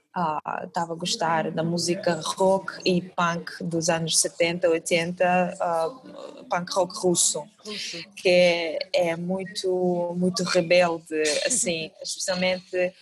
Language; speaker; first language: Portuguese; non-native, fluent; Kazakh